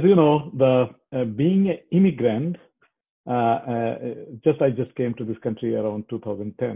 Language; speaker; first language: English; non-native, local second language; Bangla